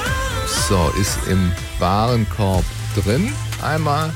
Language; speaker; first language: German; native; German